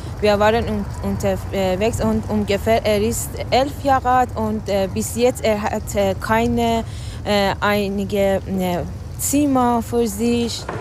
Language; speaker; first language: German; non-native, learner; Persian